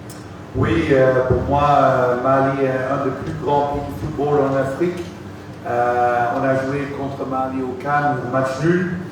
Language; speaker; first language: French; non-native, fluent; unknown